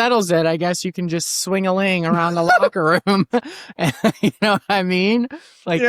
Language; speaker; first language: English; native; English